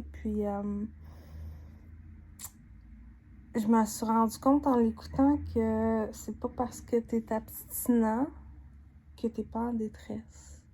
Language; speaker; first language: French; native; French